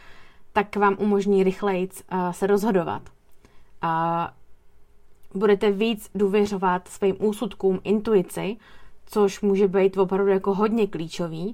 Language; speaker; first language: Czech; native; Czech